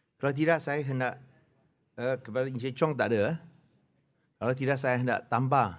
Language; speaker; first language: Malay; non-native, local second language; Chinese